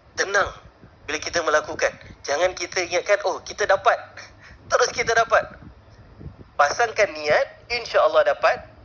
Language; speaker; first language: Malay; native; Malay